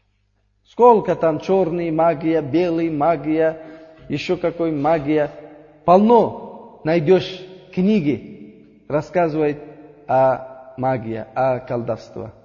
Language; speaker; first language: Russian; non-native, learner; Uzbek